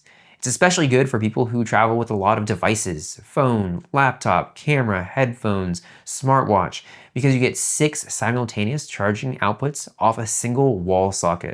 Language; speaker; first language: English; native; English